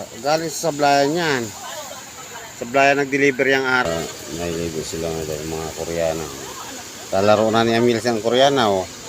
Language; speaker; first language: Filipino; native; Filipino